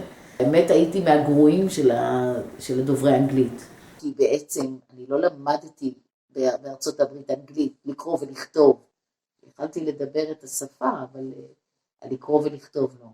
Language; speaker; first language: Hebrew; early bilingual, other home language; English